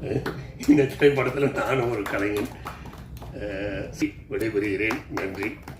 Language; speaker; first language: Tamil; native; Tamil